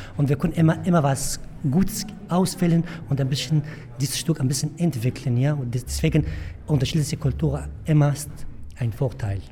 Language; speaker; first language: German; non-native, learner; Arabic